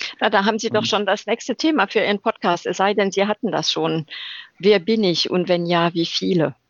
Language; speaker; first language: German; native; German